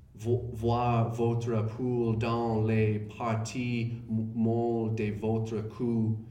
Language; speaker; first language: French; non-native, learner; English